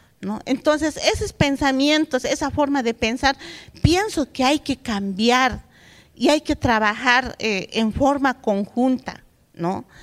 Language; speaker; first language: Spanish; non-native, local second language; Aymara